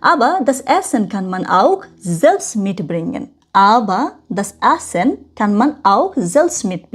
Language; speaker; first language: German; non-native, learner; Bangla